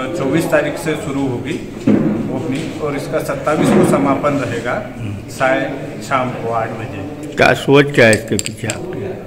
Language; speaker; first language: Hindi; native; Hindi